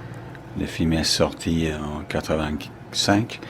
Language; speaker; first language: French; non-native, fluent; English